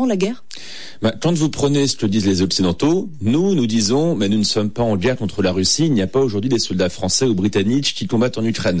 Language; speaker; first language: French; native; French